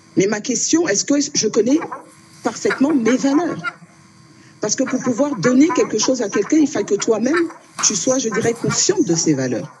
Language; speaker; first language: French; early bilingual, other home language; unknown